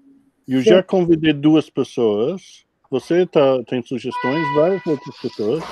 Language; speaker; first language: Portuguese; non-native, fluent; English